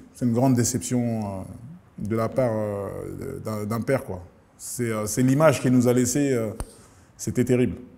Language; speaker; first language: French; early bilingual, other home language; Lingala